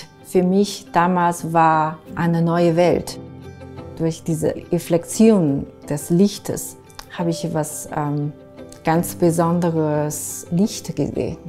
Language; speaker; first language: German; non-native, fluent; Chinese